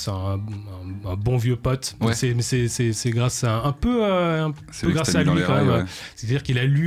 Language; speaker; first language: French; native; French